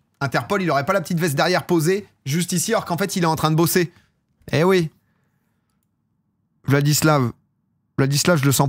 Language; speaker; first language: French; native; French